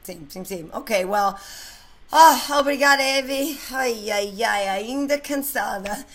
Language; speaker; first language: Portuguese; non-native, learner; English